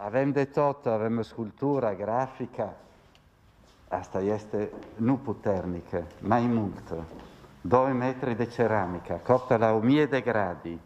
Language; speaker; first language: Romanian; non-native, learner; Italian